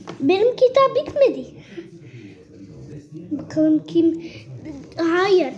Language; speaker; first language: Turkish; early bilingual, heritage; Turkish